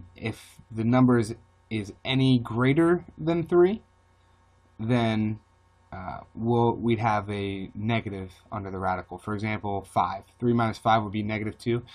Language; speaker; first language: English; native; English